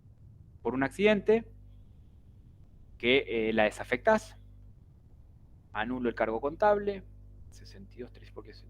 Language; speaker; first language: Spanish; native; Spanish